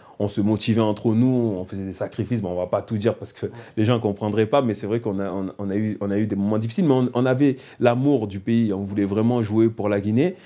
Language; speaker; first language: French; native; French